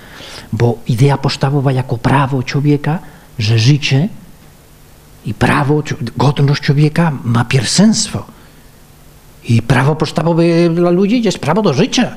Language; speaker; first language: Polish; non-native, fluent; Spanish